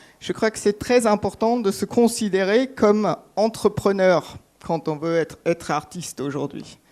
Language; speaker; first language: French; non-native, fluent; German